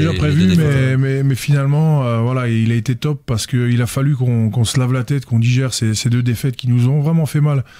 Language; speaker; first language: French; native; French